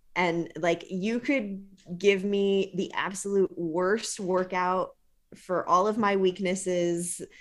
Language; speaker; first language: English; native; English